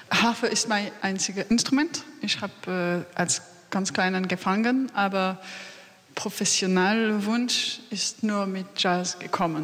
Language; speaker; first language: German; non-native, learner; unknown